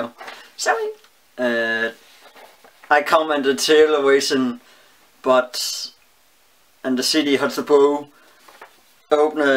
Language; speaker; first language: English; non-native, learner; Danish